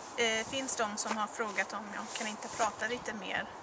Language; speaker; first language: Swedish; non-native, learner; Arabic